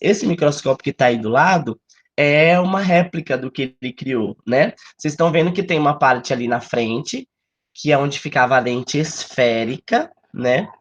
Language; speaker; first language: Portuguese; native; Portuguese